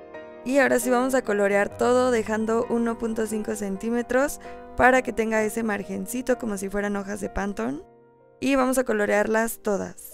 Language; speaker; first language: Spanish; native; Spanish